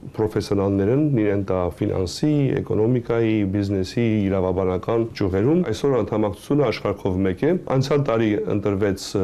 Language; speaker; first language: Armenian; early bilingual, heritage; Armenian